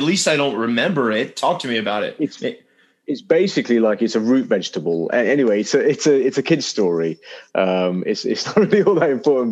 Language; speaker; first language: English; native; English